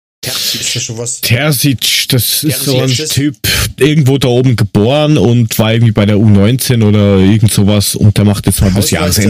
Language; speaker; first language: German; native; German